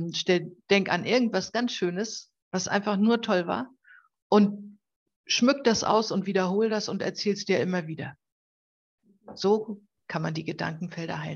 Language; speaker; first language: German; native; German